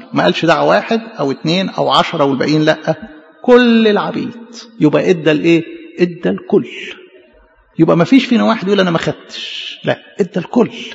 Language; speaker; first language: Arabic; native; Arabic